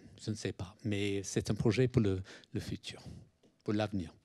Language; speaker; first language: French; non-native, fluent; English